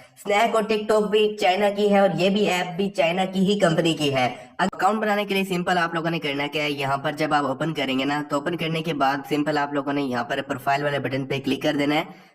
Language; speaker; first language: Urdu; non-native, local second language; Punjabi